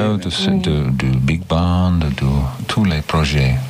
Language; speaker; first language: French; non-native, learner; English